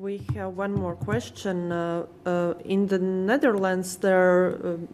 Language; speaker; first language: English; non-native, fluent; Latvian